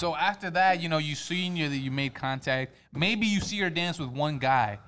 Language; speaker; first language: English; early bilingual, other home language; Spanish